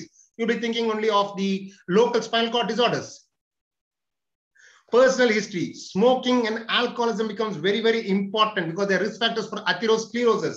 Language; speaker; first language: English; non-native, local second language; Telugu